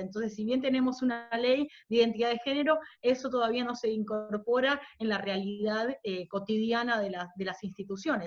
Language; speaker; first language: Spanish; native; Spanish